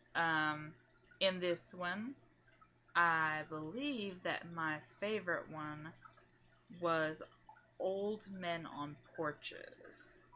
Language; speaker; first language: English; native; English